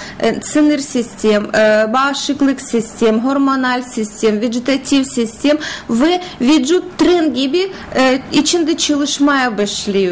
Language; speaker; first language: Turkish; non-native, learner; Russian